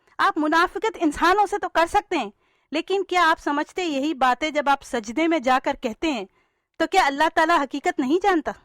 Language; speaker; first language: Urdu; native; Urdu